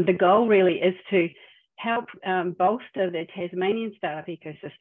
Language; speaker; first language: English; native; English